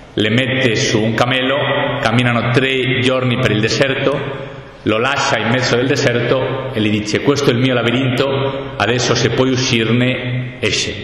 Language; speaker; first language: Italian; non-native, fluent; Spanish